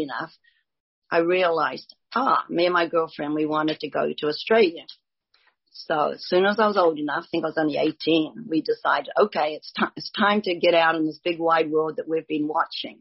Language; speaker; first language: English; native; English